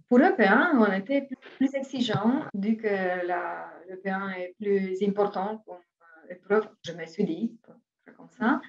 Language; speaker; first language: French; non-native, fluent; Romanian